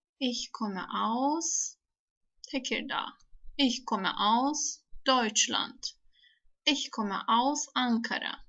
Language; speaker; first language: German; non-native, fluent; Turkish